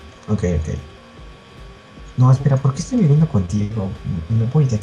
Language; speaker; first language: Spanish; native; Spanish